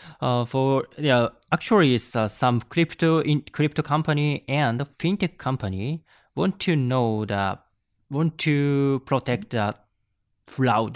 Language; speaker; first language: English; non-native, learner; Japanese